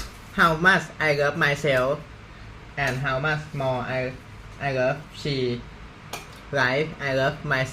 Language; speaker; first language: English; non-native, learner; Thai